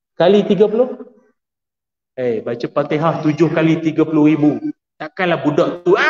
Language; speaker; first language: Malay; native; Malay